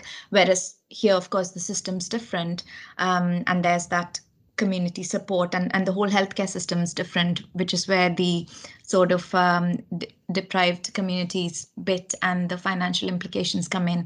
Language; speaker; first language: English; non-native, local second language; Malayalam